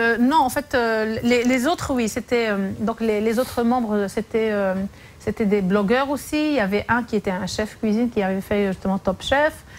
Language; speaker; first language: French; non-native, local second language; Arabic